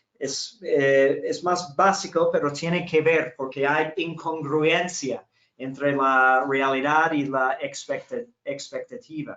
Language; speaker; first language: Spanish; non-native, fluent; English